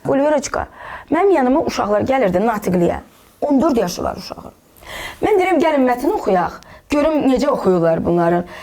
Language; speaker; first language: Azerbaijani; non-native, local second language; Russian